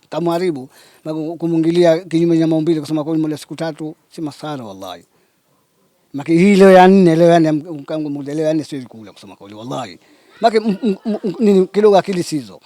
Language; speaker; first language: Swahili; native; Swahili